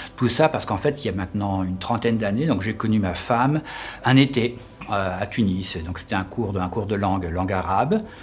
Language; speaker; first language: French; native; French